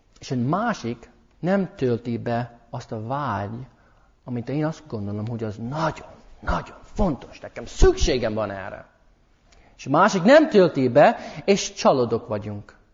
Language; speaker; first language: Hungarian; early bilingual, heritage; English